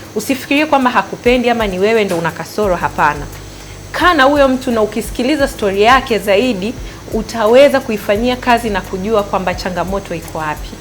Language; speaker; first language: Swahili; native; Swahili